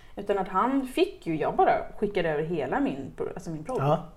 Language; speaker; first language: Swedish; native; Swedish